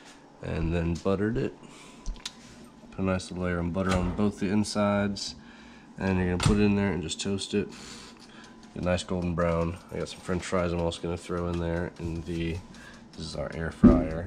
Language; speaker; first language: English; native; English